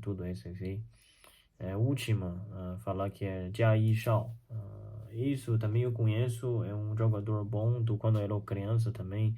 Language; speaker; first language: Portuguese; non-native, fluent; Chinese